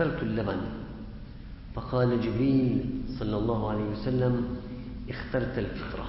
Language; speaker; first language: Arabic; native; Arabic